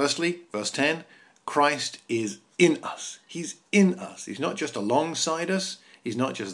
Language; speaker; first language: English; native; English